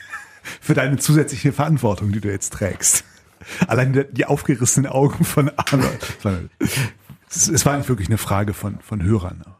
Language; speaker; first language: German; native; German